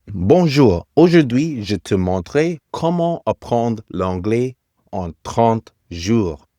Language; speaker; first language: French; non-native, fluent; English